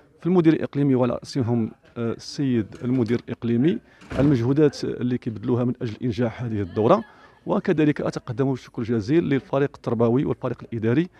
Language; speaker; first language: Arabic; native; Arabic